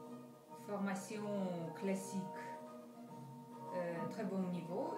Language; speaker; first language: French; non-native, fluent; Russian